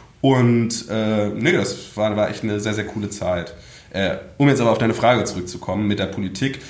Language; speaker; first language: German; native; German